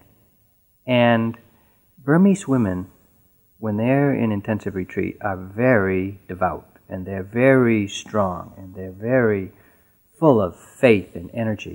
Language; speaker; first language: English; native; English